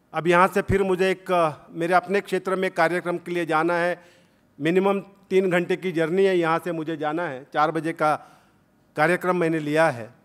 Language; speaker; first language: Hindi; non-native, local second language; Marathi